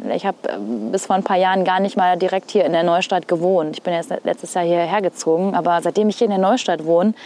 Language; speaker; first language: German; native; German